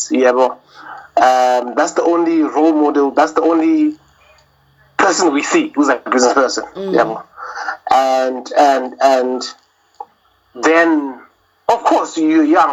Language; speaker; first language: English; non-native, local second language; Zulu